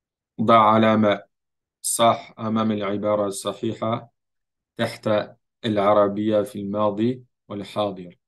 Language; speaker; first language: Arabic; non-native, fluent; French